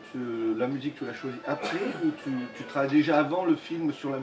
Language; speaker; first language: French; native; French